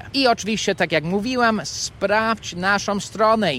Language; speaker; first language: Polish; non-native, fluent; English